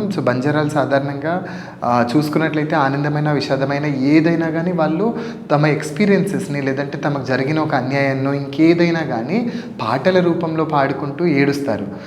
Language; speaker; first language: Telugu; non-native, local second language; Lambadi